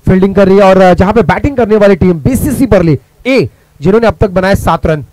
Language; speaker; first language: Hindi; non-native, local second language; Marathi